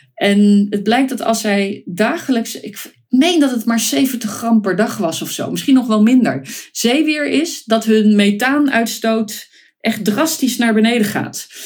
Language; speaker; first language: Dutch; native; Dutch